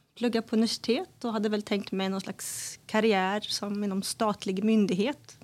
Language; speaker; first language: Swedish; native; Swedish